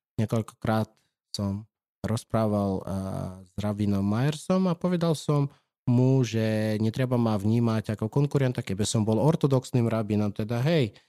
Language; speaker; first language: Slovak; non-native, fluent; Russian